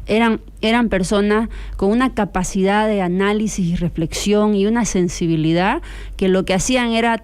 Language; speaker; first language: Spanish; native; Spanish